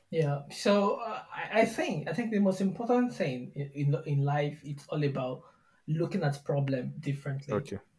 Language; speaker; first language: English; non-native, local second language; Yoruba